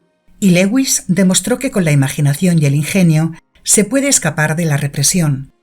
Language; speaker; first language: Spanish; native; Spanish